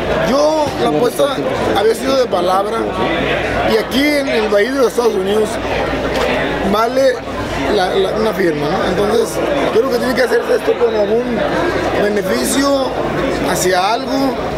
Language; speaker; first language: Spanish; native; Spanish